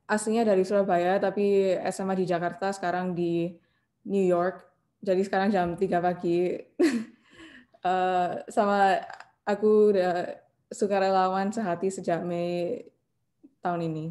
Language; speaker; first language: Indonesian; non-native, learner; English